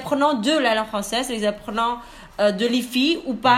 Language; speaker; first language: French; non-native, learner; Indonesian